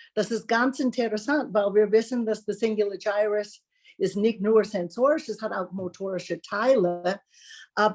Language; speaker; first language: German; non-native, learner; English